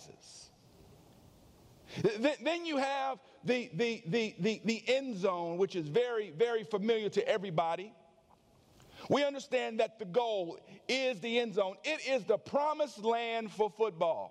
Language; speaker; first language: English; native; English